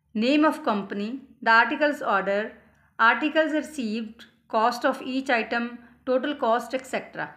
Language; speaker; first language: English; non-native, local second language; Punjabi